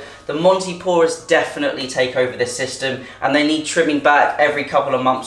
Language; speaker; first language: English; native; English